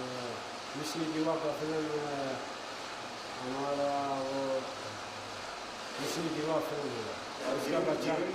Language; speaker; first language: Hindi; non-native, learner; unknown